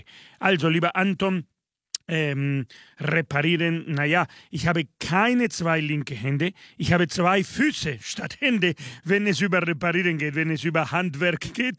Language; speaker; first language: German; non-native, fluent; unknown